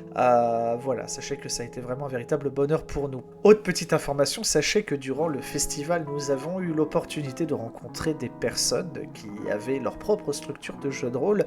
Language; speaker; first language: French; native; French